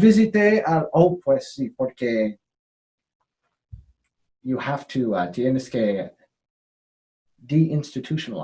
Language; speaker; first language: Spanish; non-native, learner; English